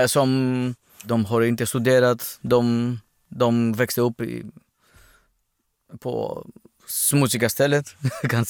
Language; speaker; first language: Swedish; non-native, fluent; Greek